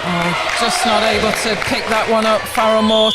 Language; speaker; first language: English; native; English